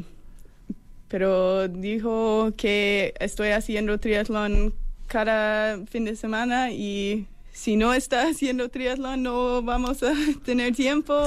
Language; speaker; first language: Spanish; non-native, fluent; English